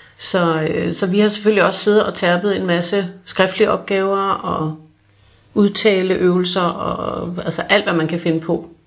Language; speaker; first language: Danish; native; Danish